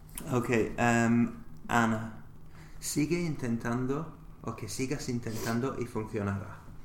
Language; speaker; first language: Spanish; non-native, fluent; English